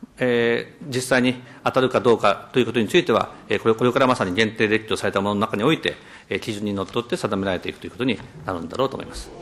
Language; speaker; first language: Japanese; native; Japanese